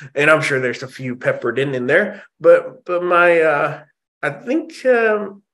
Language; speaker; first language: English; early bilingual, other home language; Indonesian